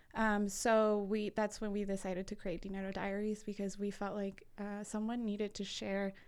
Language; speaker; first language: English; early bilingual, other home language; Spanish